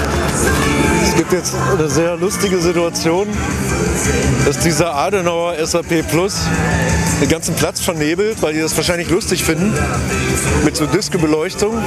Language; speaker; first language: German; native; German